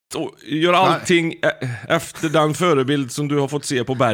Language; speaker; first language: Swedish; native; Swedish